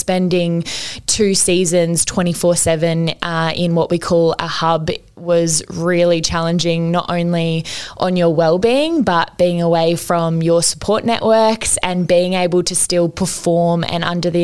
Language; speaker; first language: English; native; English